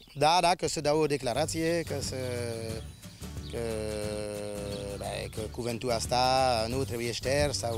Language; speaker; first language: Romanian; non-native, fluent; French